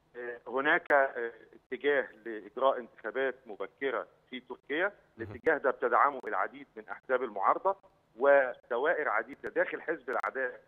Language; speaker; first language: Arabic; native; Arabic